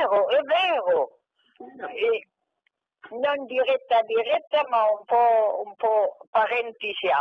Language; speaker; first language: Italian; non-native, fluent; German